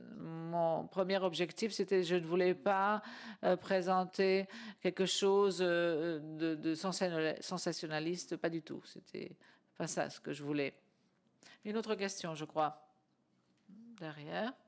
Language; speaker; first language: French; non-native, fluent; Spanish